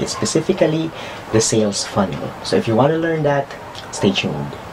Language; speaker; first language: English; non-native, local second language; Filipino